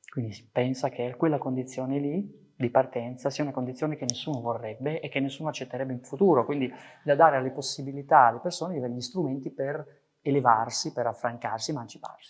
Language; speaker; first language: Italian; early bilingual, other home language; Persian